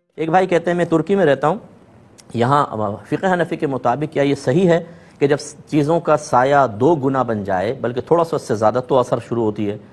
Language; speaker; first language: Urdu; native; Urdu